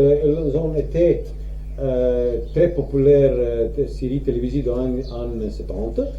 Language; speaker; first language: French; non-native, learner; Croatian